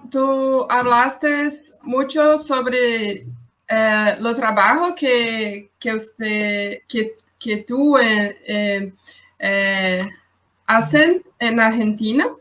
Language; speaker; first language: Spanish; non-native, learner; Portuguese